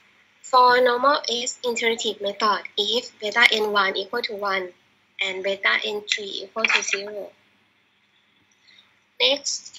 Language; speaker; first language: English; non-native, learner; Thai